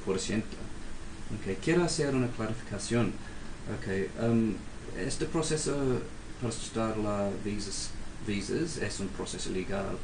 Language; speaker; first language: Spanish; non-native, fluent; English